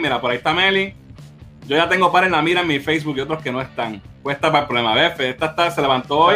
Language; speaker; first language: Spanish; native; Spanish